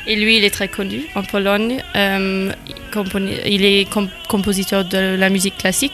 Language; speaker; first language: French; non-native, fluent; German